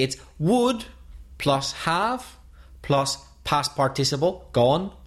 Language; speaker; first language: English; native; English